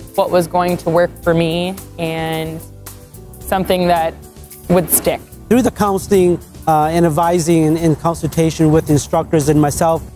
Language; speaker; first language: English; native; English